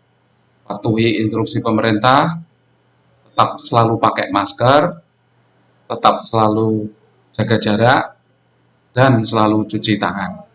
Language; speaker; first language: Indonesian; non-native, local second language; Javanese